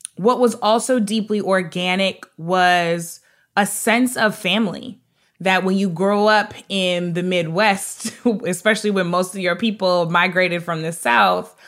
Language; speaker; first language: English; native; English